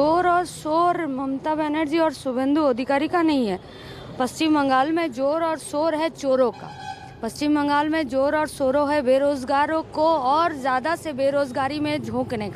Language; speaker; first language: Hindi; non-native, local second language; Bangla